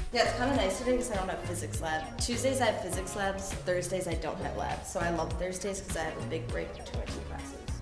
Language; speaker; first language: English; native; English